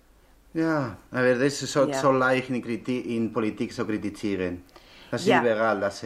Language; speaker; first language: German; non-native, learner; Spanish